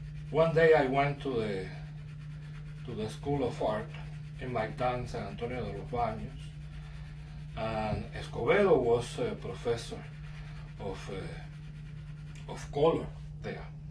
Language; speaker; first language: English; non-native, fluent; Spanish